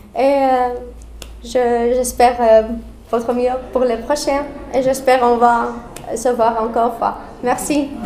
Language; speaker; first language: French; non-native, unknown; Arabic